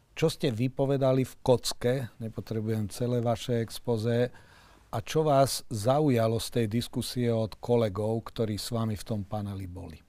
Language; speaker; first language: Slovak; native; Slovak